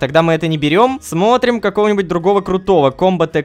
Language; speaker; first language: Russian; native; Russian